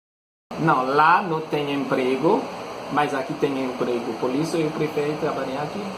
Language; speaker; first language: Portuguese; non-native, learner; Haitian Creole